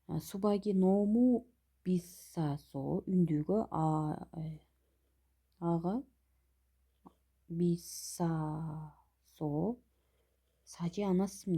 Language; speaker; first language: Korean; non-native, fluent; Kyrgyz